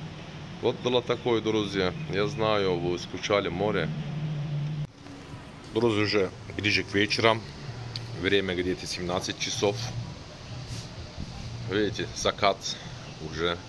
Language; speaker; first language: Russian; non-native, learner; Turkish